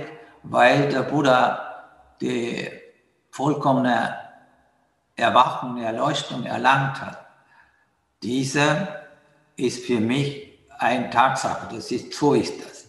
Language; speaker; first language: German; non-native, fluent; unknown